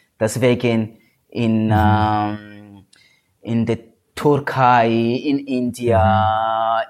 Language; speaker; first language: German; non-native, learner; Swahili